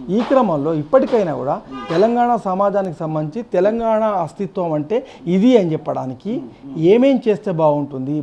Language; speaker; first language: Telugu; native; Telugu